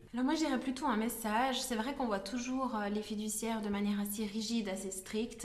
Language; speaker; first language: French; native; French